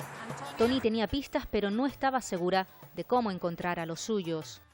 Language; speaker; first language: Spanish; native; Spanish